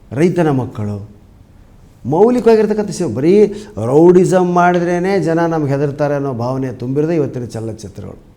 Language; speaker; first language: Kannada; native; Kannada